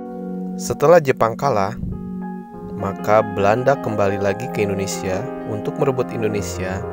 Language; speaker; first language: Indonesian; native; Indonesian